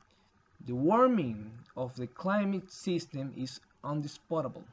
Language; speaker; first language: English; non-native, learner; Spanish